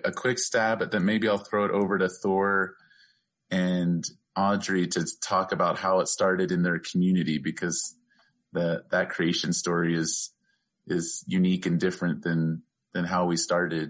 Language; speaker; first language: English; native; English